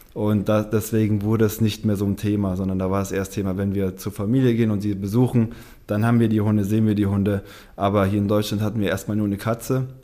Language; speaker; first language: German; native; German